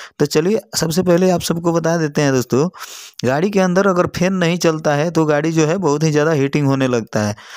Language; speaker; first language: Hindi; native; Hindi